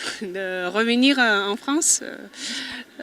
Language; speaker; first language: French; non-native, fluent; Russian